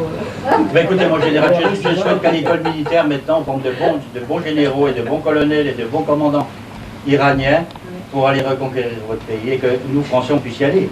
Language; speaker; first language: French; native; French